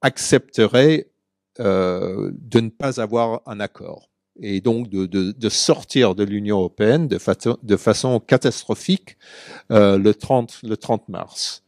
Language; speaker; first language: French; early bilingual, other home language; English